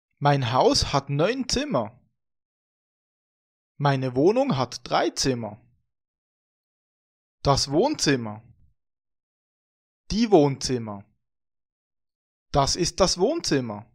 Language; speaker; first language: German; non-native, fluent; Vietnamese